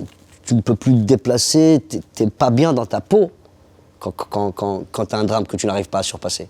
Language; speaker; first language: French; early bilingual, other home language; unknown